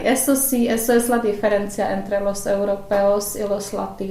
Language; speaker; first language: Spanish; non-native, fluent; Czech